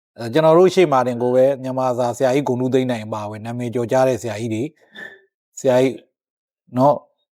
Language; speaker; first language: Burmese; native; Burmese